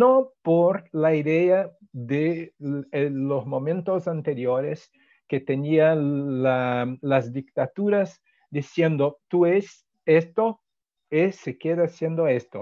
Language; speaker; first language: Spanish; non-native, fluent; Portuguese